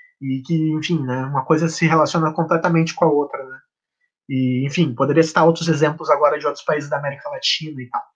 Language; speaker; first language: Portuguese; native; Portuguese